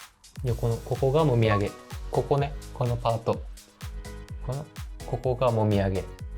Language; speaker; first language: Japanese; native; Japanese